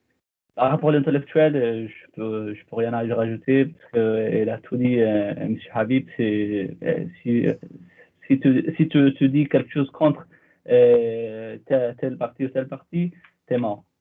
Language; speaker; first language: French; non-native, fluent; Arabic